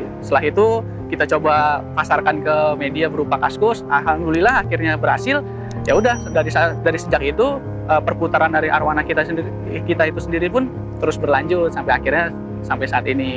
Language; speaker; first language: Indonesian; native; Indonesian